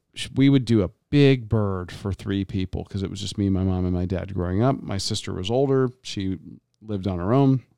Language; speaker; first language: English; native; English